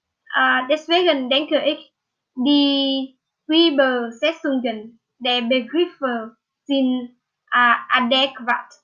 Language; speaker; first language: German; non-native, learner; Vietnamese